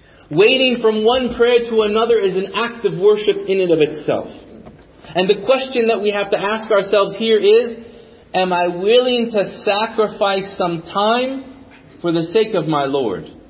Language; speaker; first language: English; native; English